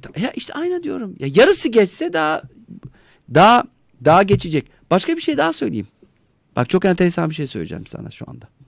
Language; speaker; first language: Turkish; native; Turkish